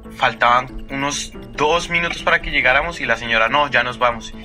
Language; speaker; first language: Spanish; native; Spanish